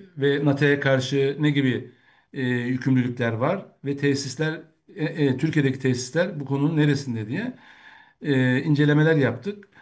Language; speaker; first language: Turkish; native; Turkish